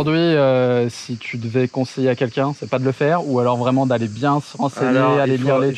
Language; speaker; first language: French; native; French